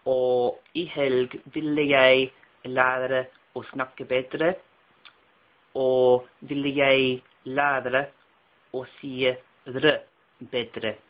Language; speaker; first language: Norwegian; non-native, learner; English